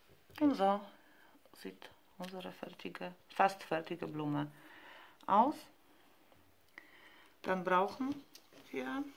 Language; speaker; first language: German; non-native, fluent; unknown